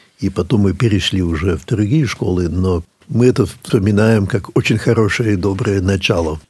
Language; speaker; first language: Russian; early bilingual, heritage; English